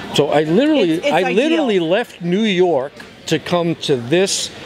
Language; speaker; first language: English; native; English